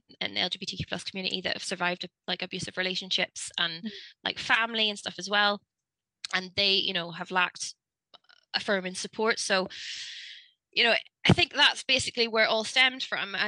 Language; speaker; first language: English; native; English